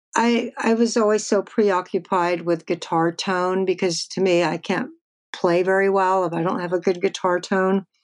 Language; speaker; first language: English; native; English